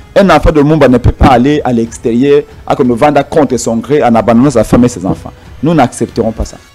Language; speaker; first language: French; non-native, local second language; Lingala